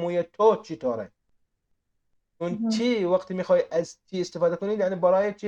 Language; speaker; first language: Persian; non-native, fluent; Arabic